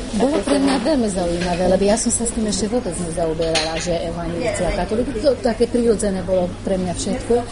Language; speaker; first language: Slovak; non-native, local second language; Hungarian